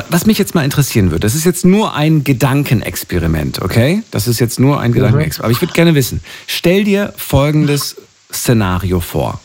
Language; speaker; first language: German; native; German